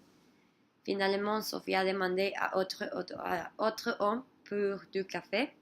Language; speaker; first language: French; non-native, learner; Spanish